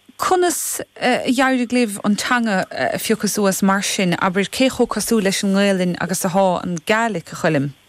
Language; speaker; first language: Irish; native; Irish